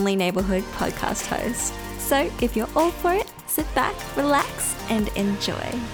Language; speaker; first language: English; early bilingual, other home language; Cantonese